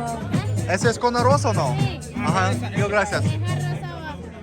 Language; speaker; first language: Spanish; non-native, learner; Russian